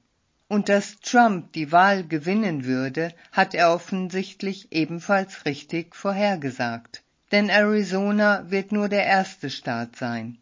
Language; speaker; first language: German; native; German